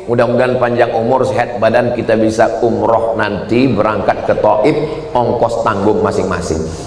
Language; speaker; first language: Indonesian; native; Indonesian